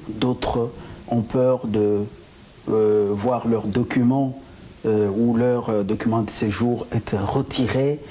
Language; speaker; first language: French; non-native, local second language; Lingala